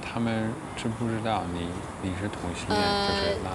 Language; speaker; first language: Chinese; non-native, fluent; Dutch